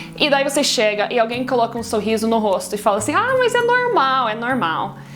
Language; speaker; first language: Portuguese; non-native, fluent; English